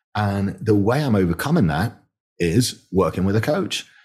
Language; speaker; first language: English; native; English